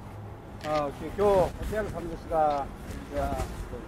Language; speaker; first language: Japanese; non-native, learner; Korean